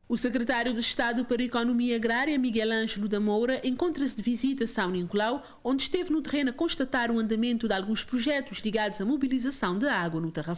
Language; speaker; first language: Portuguese; non-native, local second language; Kabuverdianu